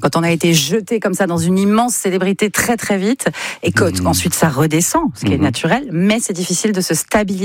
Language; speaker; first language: French; native; French